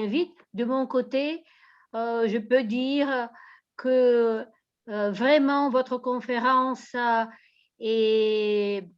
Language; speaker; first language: French; non-native, fluent; Bulgarian